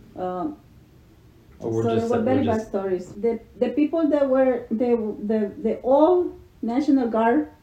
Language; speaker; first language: English; non-native, learner; Spanish